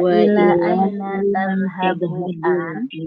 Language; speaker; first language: Arabic; non-native, learner; Indonesian